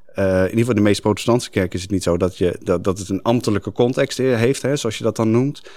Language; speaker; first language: Dutch; native; Dutch